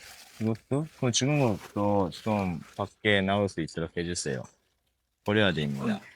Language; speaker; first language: Korean; non-native, learner; Japanese